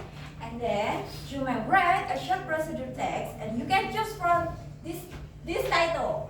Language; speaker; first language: English; non-native, learner; Indonesian